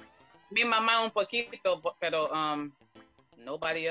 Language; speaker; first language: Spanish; non-native, learner; English